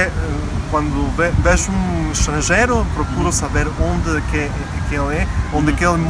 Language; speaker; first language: Portuguese; non-native, learner; Spanish